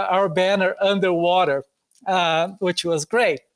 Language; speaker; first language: English; non-native, fluent; Portuguese